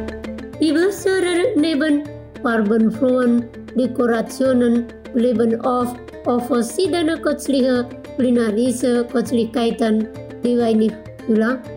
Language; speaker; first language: German; non-native, fluent; Indonesian